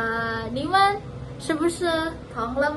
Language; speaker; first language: Chinese; non-native, learner; Indonesian